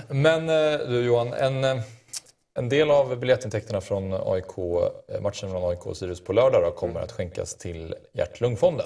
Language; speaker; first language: Swedish; native; Swedish